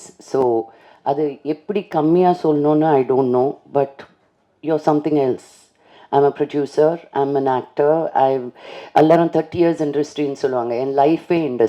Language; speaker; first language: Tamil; non-native, local second language; Telugu